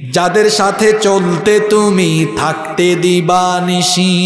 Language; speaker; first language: Bangla; native; Bangla